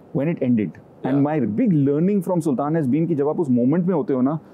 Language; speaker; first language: Hindi; native; Hindi